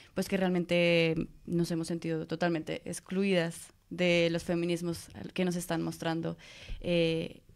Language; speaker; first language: Spanish; native; Spanish